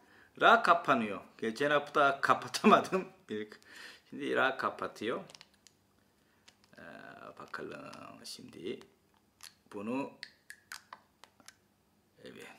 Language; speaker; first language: Turkish; non-native, fluent; Korean